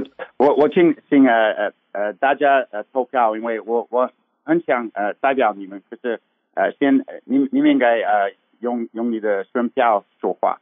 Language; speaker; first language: Chinese; non-native, learner; English